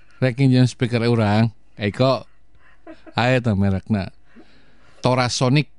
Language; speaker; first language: Indonesian; non-native, local second language; Sundanese